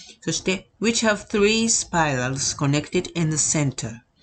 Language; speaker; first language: English; non-native, fluent; Japanese